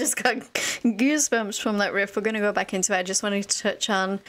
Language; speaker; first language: English; native; English